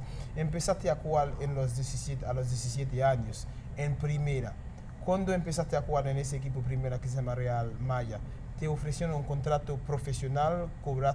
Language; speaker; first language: Spanish; non-native, fluent; Haitian Creole